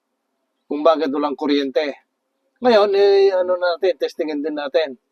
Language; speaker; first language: Filipino; native; Filipino